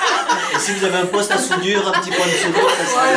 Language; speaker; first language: French; native; French